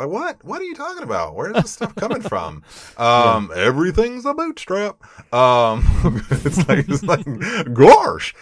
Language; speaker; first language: English; native; English